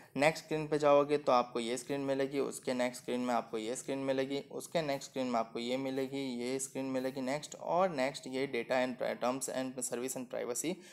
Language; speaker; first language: Hindi; non-native, local second language; Gujarati